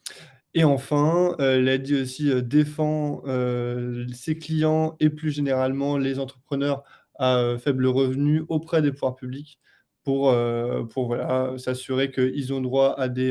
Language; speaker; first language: French; native; French